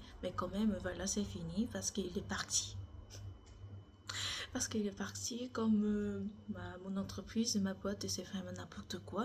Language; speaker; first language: French; non-native, learner; Korean